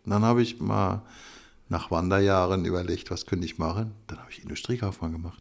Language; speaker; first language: German; native; German